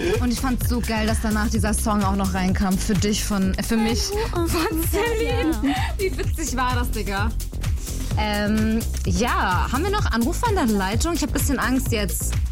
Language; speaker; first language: German; native; German